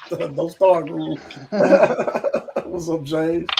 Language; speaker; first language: English; native; English